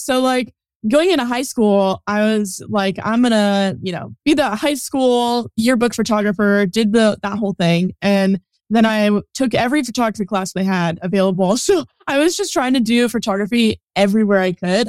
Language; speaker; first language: English; native; English